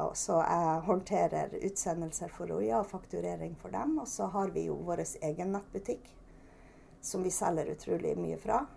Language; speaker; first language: Norwegian; native; Norwegian